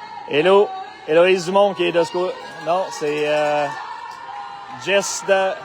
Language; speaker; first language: French; native; French